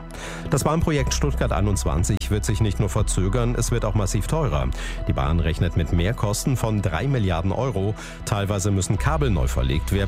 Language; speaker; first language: German; native; German